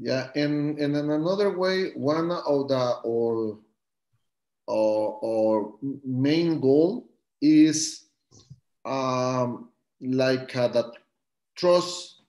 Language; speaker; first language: English; non-native, learner; Spanish